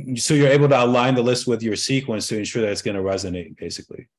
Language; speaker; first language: English; early bilingual, other home language; Arabic